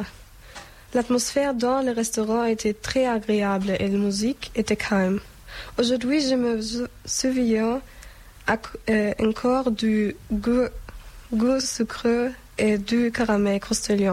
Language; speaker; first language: French; non-native, learner; German